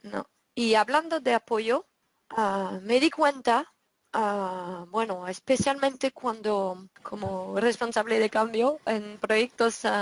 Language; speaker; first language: Spanish; non-native, fluent; French